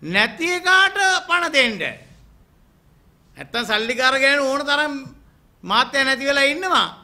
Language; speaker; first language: Sinhala; non-native, local second language; Tamil